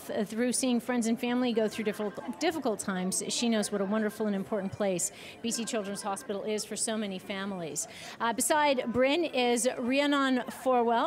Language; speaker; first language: English; native; English